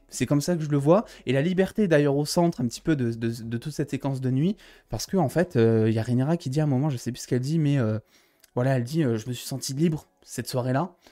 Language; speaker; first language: French; native; French